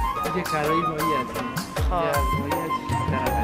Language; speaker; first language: Persian; native; Persian